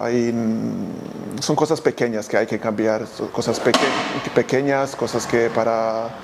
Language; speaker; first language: Spanish; non-native, fluent; Serbian